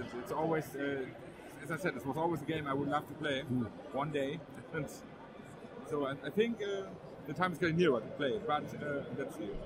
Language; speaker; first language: English; non-native, fluent; German